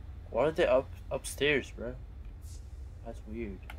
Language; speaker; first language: English; non-native, fluent; Chinese